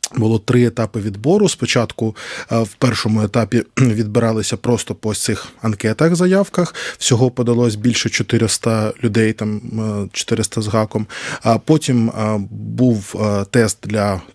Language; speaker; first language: Ukrainian; native; Ukrainian